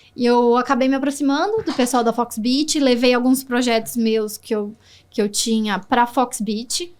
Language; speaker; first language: Portuguese; native; Portuguese